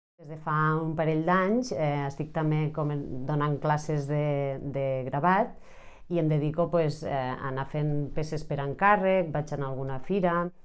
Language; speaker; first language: Catalan; native; Catalan